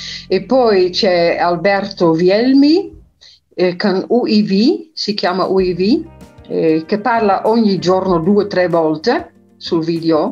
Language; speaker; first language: Italian; non-native, fluent; Dutch